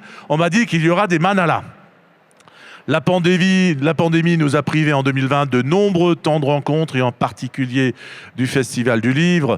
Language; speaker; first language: French; native; French